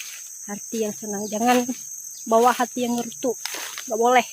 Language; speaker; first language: Indonesian; native; Indonesian